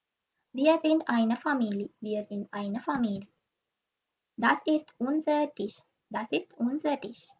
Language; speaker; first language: German; non-native, learner; Sinhala